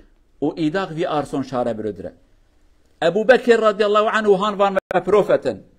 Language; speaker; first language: Norwegian; non-native, learner; Kurdish